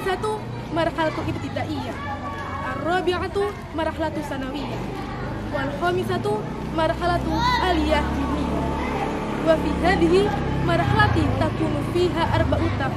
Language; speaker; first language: Arabic; non-native, learner; Indonesian